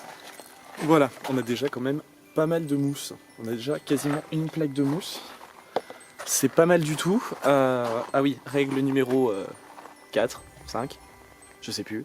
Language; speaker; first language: French; native; French